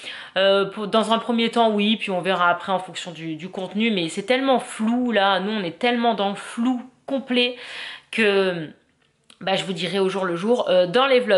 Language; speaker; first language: French; native; French